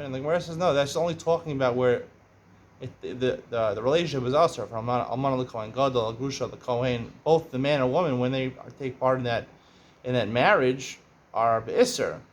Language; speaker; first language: English; native; English